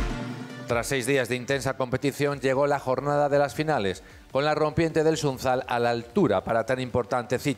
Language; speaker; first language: Spanish; native; Spanish